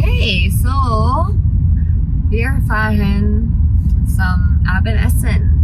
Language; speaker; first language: German; non-native, learner; Korean